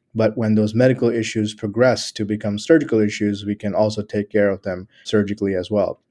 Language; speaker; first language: English; non-native, local second language; Gujarati